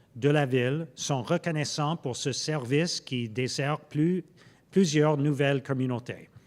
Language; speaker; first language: French; non-native, local second language; English